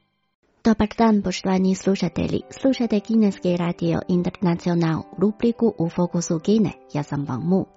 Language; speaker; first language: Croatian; non-native, fluent; Chinese